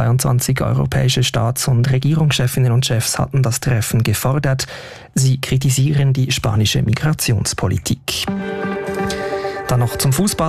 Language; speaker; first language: German; native; German